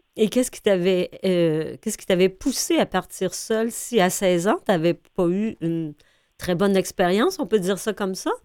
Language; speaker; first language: French; native; French